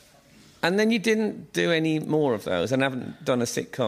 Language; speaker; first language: English; native; English